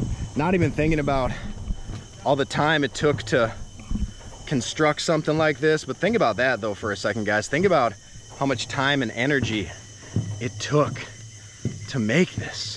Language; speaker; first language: English; native; English